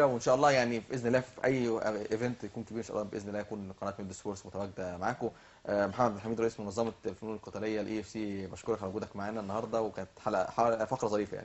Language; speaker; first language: Arabic; native; Arabic